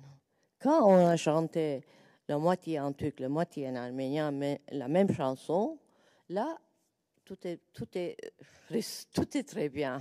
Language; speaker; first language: French; non-native, learner; Turkish